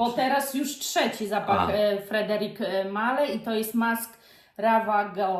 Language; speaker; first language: Polish; native; Polish